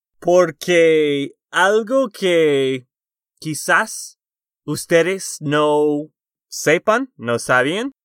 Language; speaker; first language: Spanish; non-native, fluent; English